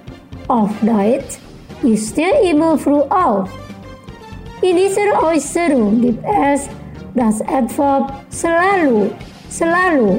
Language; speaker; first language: German; non-native, fluent; Indonesian